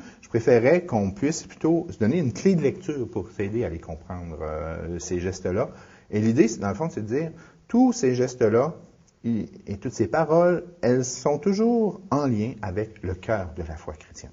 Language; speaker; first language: French; native; French